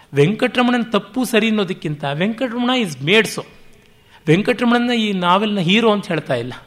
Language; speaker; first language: Kannada; native; Kannada